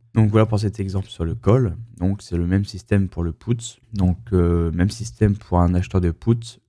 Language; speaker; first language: French; native; French